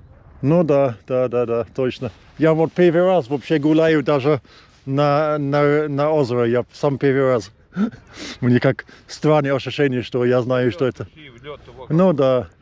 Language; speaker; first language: Russian; non-native, learner; English